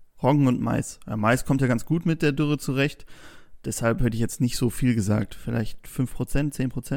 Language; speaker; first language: German; native; German